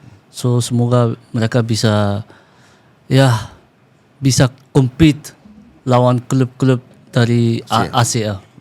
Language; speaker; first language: Indonesian; early bilingual, heritage; Dutch